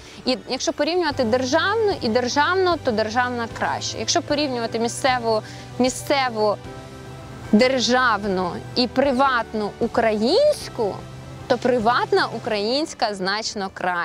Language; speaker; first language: Ukrainian; native; Ukrainian